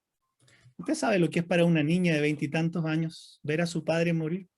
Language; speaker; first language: Spanish; native; Spanish